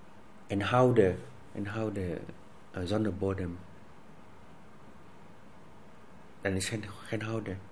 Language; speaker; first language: Dutch; non-native, fluent; Vietnamese